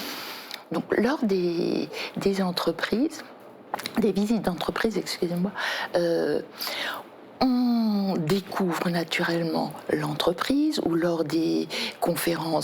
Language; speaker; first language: French; native; French